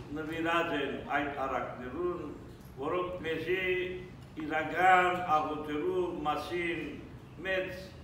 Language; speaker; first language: Armenian; early bilingual, heritage; Armenian